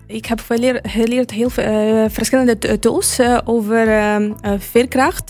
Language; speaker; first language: Dutch; non-native, fluent; Ukrainian